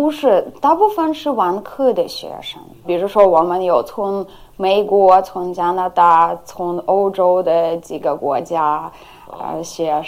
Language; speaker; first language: Chinese; non-native, learner; Ukrainian